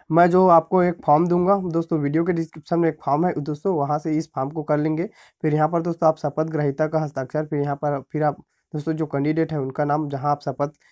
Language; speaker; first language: Hindi; native; Hindi